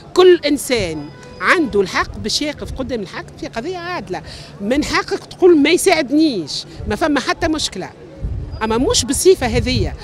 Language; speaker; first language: Arabic; native; Arabic